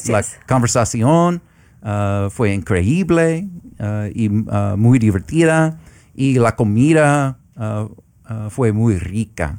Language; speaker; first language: Spanish; non-native, learner; English